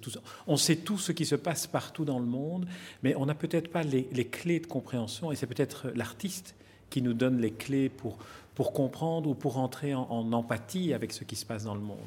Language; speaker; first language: French; native; French